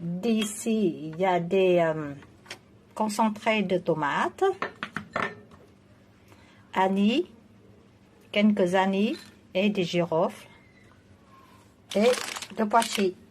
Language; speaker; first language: French; non-native, fluent; Vietnamese